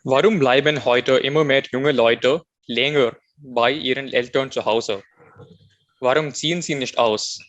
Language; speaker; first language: German; non-native, learner; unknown